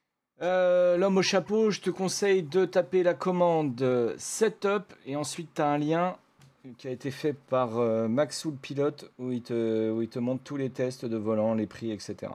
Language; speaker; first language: French; native; French